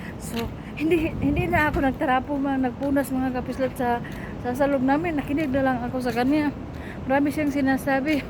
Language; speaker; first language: Filipino; non-native, local second language; Cebuano